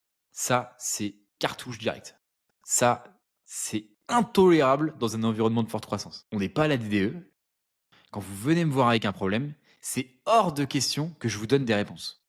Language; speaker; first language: French; native; French